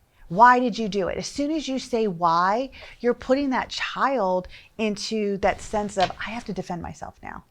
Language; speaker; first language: English; native; English